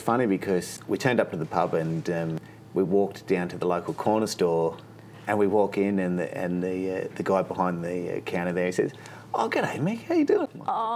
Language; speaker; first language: English; native; English